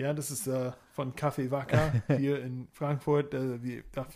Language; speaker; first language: German; non-native, fluent; English